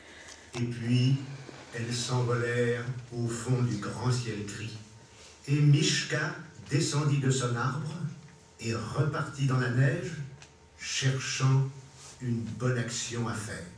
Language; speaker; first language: French; native; French